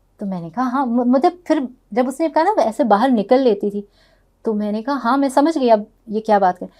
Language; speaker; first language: Urdu; non-native, local second language; Punjabi